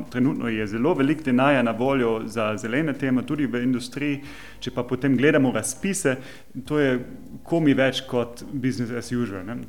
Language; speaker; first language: Slovenian; non-native, fluent; German